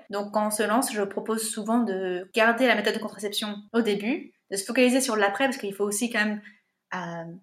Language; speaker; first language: French; native; French